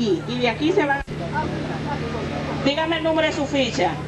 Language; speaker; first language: Spanish; native; Spanish